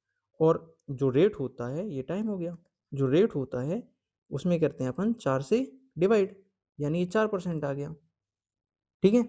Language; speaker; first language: Hindi; native; Hindi